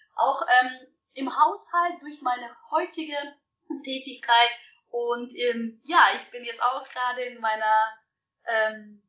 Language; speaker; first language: German; non-native, fluent; Russian